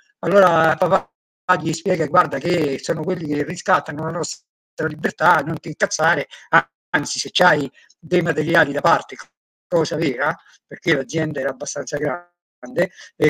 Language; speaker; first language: Italian; native; Italian